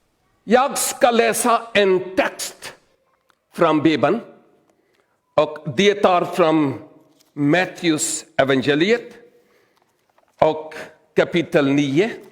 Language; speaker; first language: Swedish; non-native, learner; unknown